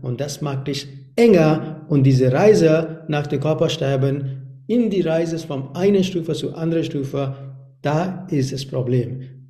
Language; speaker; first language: German; non-native, learner; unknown